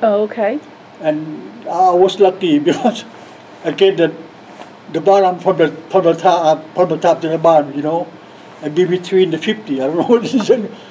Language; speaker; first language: English; non-native, learner; Lao